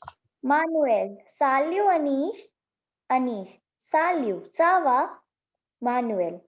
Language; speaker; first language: French; non-native, learner; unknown